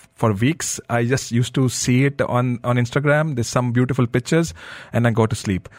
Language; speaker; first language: English; non-native, local second language; Hindi